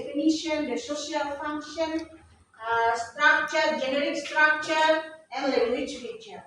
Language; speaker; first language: English; non-native, fluent; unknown